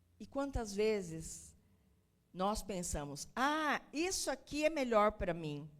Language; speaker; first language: Portuguese; native; Portuguese